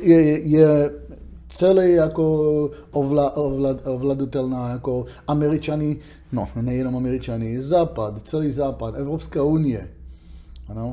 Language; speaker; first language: Czech; non-native, learner; Hebrew